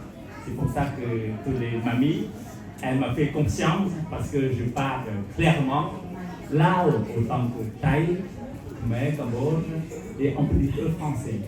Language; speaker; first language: French; non-native, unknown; Khmer